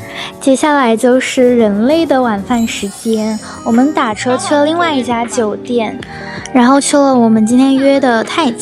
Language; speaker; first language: Chinese; native; Chinese